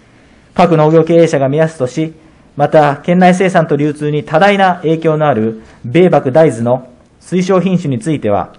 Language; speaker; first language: Japanese; native; Japanese